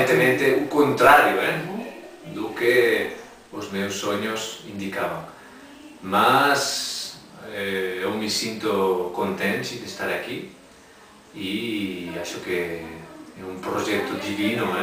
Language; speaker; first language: Portuguese; non-native, fluent; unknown